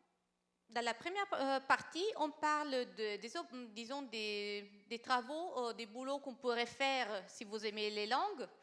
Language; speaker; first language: French; non-native, fluent; Italian